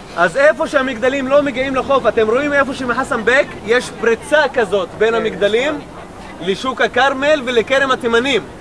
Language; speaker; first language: Hebrew; non-native, local second language; Arabic